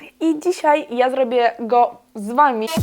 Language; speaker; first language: Polish; non-native, fluent; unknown